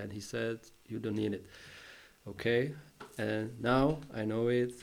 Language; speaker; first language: English; non-native, learner; Czech